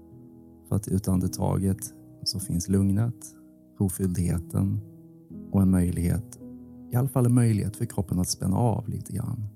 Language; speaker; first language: Swedish; native; Swedish